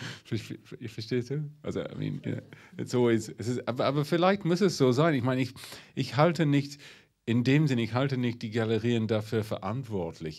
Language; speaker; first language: German; non-native, fluent; English